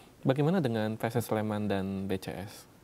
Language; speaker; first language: Indonesian; native; Indonesian